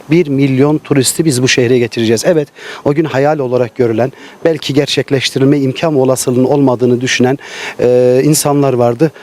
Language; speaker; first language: Turkish; native; Turkish